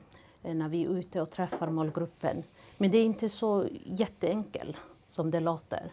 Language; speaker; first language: Swedish; non-native, fluent; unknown